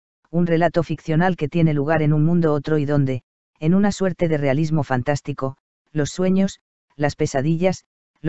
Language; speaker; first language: Spanish; native; Spanish